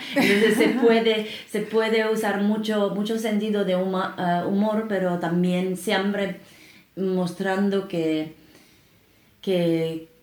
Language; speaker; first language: Spanish; non-native, fluent; Finnish